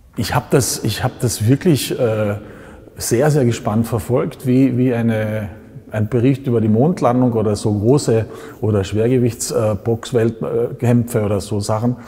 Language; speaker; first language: German; non-native, local second language; Slovenian